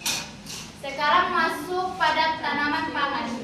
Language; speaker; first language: Indonesian; native; Indonesian